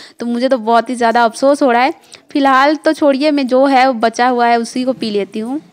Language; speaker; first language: Hindi; non-native, local second language; Bangla